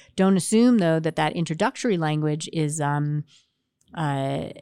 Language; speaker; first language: English; native; English